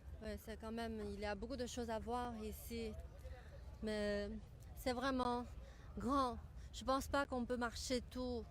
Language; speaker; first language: French; non-native, fluent; Chinese